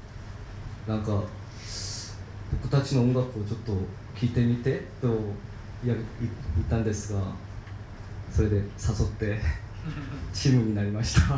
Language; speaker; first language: Japanese; non-native, learner; Korean